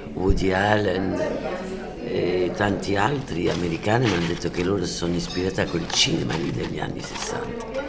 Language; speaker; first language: Italian; non-native, fluent; French